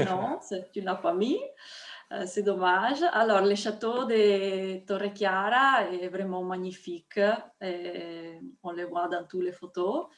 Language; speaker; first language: French; non-native, fluent; Italian